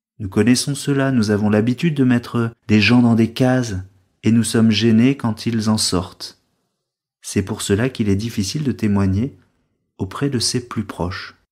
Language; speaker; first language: French; native; French